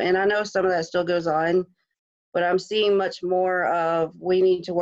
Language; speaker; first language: English; native; English